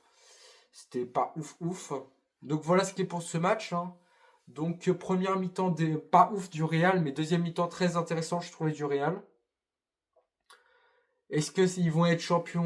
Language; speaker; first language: French; native; French